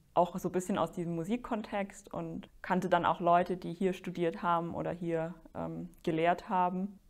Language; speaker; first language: German; non-native, fluent; Finnish